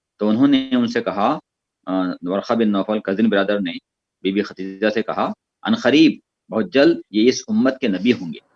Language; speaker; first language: Urdu; native; Urdu